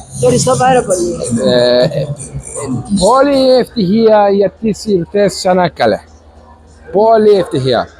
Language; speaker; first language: Greek; non-native, learner; Turkish